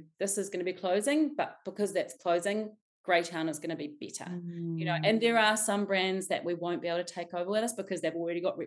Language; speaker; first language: English; native; English